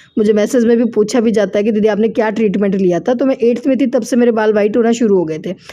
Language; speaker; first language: Hindi; native; Hindi